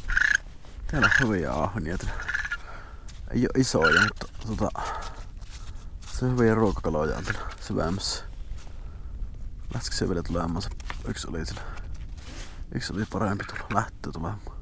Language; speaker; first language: Finnish; native; Finnish